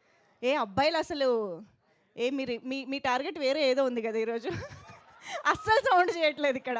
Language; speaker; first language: Telugu; native; Telugu